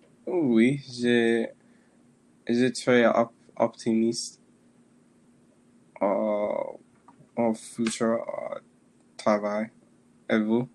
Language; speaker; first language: French; non-native, learner; English